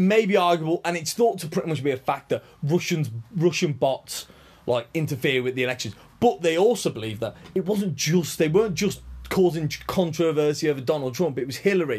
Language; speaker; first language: English; native; English